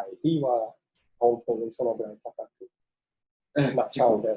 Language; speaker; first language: Japanese; non-native, fluent; English